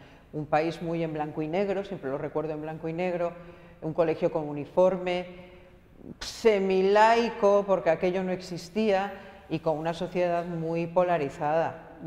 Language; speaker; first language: Spanish; native; Spanish